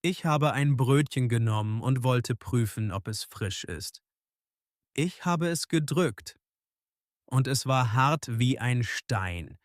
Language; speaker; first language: German; non-native, fluent; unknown